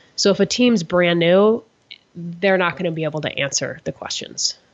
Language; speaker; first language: English; native; English